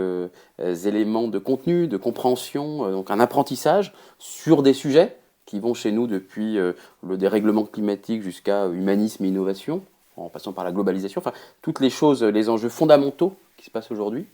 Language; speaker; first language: French; native; French